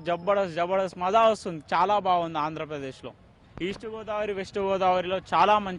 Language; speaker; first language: Telugu; native; Telugu